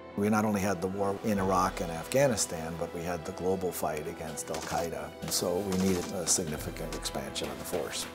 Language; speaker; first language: English; native; English